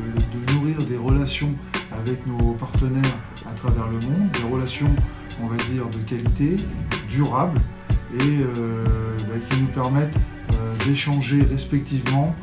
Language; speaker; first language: French; native; French